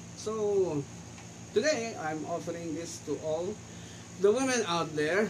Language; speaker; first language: English; non-native, local second language; Filipino